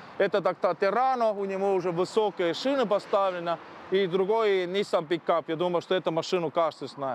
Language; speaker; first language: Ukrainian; non-native, learner; Russian